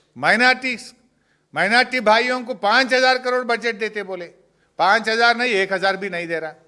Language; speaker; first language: Hindi; non-native, local second language; Telugu